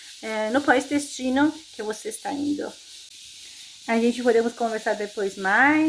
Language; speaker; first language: Portuguese; non-native, fluent; Persian